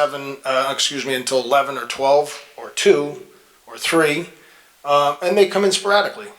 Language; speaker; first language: English; native; English